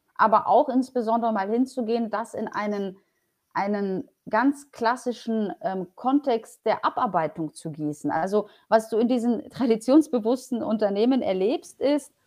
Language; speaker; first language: German; early bilingual, other home language; Polish